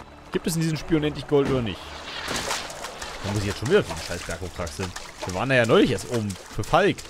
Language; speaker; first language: German; native; German